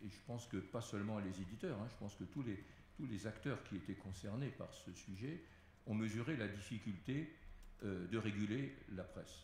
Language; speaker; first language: French; native; French